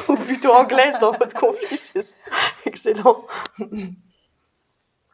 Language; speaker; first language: French; native; French